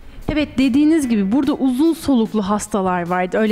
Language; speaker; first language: Turkish; native; Turkish